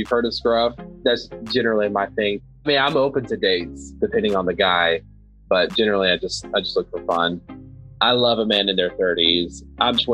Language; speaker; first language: English; native; English